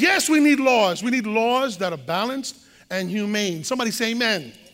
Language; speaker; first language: English; early bilingual, other home language; Spanish